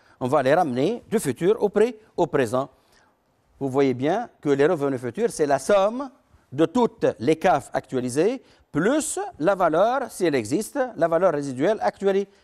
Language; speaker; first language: French; non-native, local second language; Arabic